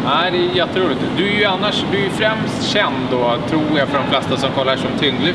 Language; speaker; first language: Swedish; native; Swedish